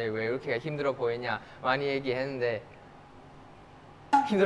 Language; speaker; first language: Korean; non-native, fluent; Thai